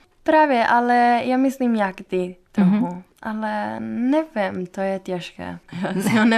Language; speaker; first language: Czech; non-native, learner; Italian